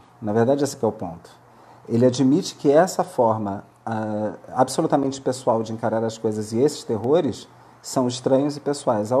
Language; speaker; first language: Portuguese; native; Portuguese